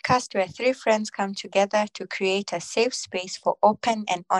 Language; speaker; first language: English; non-native, local second language; Swahili